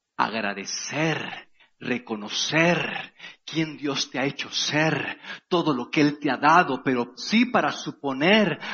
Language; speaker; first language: Spanish; native; Spanish